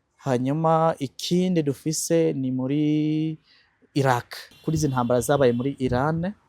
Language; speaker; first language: Rundi; native; Rundi